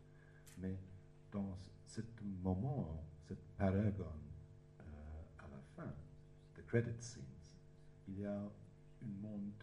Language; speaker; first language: French; non-native, learner; English